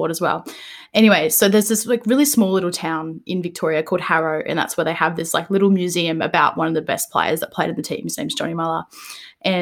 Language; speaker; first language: English; native; English